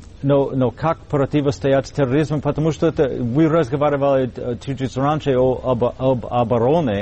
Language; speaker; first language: Russian; non-native, fluent; English